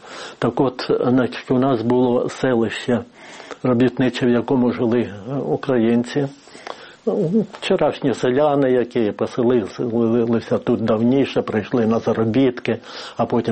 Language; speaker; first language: Ukrainian; native; Ukrainian